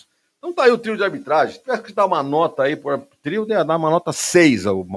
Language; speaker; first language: Portuguese; native; Portuguese